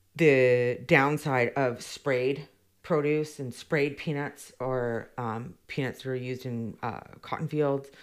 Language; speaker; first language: English; native; English